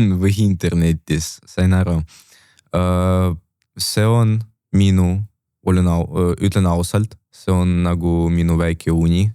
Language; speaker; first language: Estonian; non-native, local second language; Russian